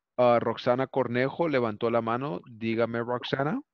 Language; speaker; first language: Spanish; early bilingual, heritage; Spanish